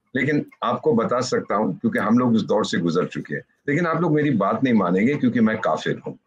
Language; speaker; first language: Hindi; native; Hindi